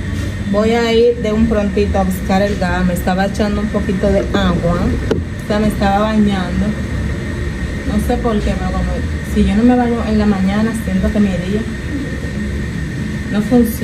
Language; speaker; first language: Spanish; native; Spanish